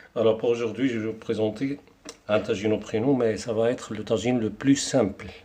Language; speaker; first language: French; non-native, local second language; Arabic